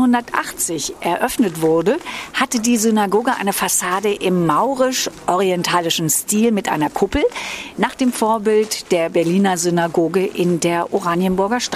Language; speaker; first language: German; native; German